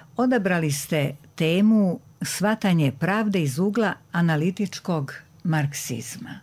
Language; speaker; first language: Croatian; native; Croatian